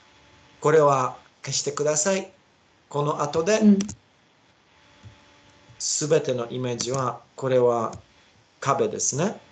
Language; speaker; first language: Japanese; non-native, learner; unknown